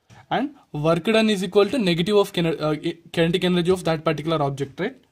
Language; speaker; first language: English; non-native, local second language; Telugu